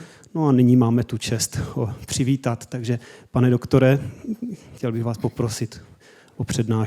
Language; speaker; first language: Czech; native; Czech